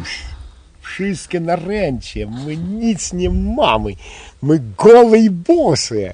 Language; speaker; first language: Polish; non-native, local second language; Belarusian